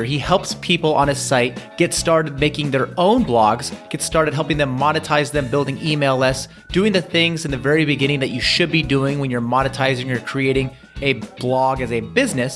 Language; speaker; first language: English; native; English